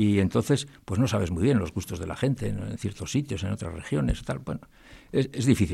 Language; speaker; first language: Spanish; native; Spanish